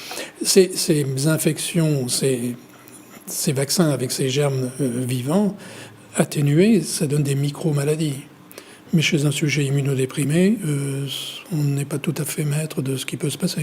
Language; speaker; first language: French; native; French